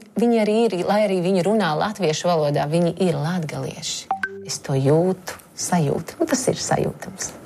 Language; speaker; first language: Latvian; native; Latvian